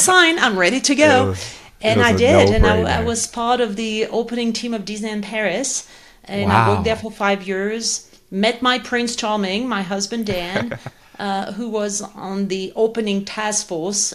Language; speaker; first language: English; non-native, fluent; French